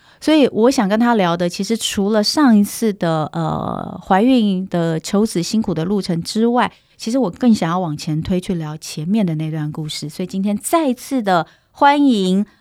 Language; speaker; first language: Chinese; native; Chinese